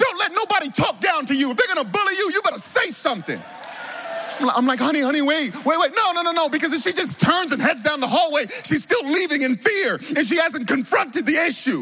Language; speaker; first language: English; native; English